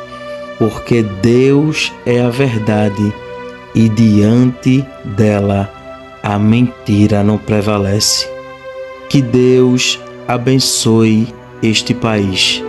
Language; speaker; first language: Portuguese; native; Portuguese